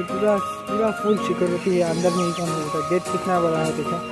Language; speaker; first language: Hindi; non-native, local second language; Assamese